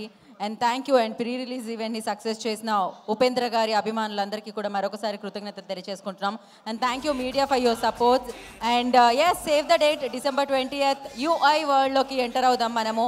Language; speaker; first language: Telugu; native; Telugu